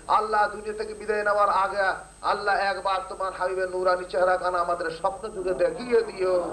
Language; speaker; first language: Bangla; non-native, fluent; Urdu